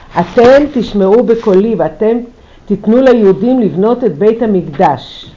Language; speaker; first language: Hebrew; native; Hebrew